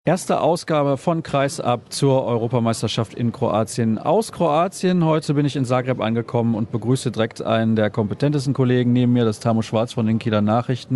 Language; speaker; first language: German; native; German